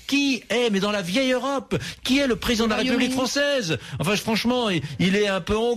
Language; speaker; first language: French; native; French